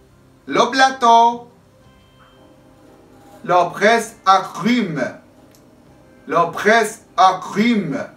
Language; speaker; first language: French; non-native, fluent; Arabic